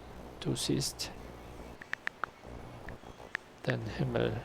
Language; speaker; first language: German; non-native, learner; Spanish